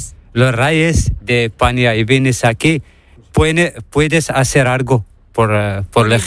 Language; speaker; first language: Spanish; non-native, learner; Arabic